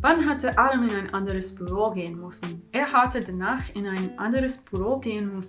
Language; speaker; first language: German; non-native, learner; English